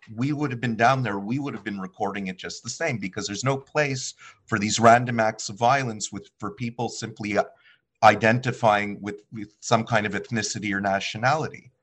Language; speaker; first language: English; early bilingual, other home language; Polish